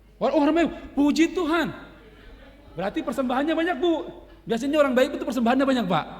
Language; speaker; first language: Indonesian; native; Indonesian